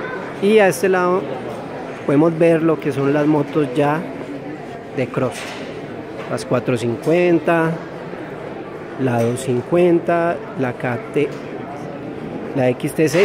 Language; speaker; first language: Spanish; native; Spanish